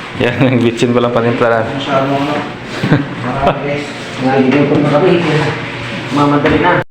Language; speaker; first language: Filipino; native; Filipino